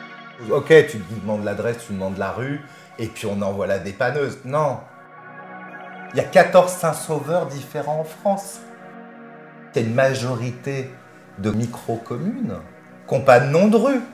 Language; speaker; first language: French; native; French